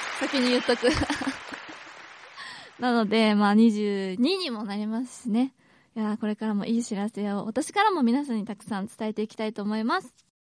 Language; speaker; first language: Japanese; native; Japanese